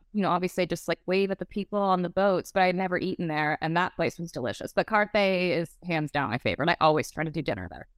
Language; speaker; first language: English; native; English